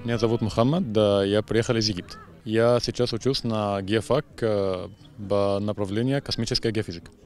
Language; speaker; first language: Russian; non-native, fluent; Arabic